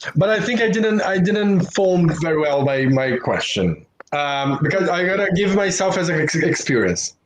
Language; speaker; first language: English; non-native, fluent; Portuguese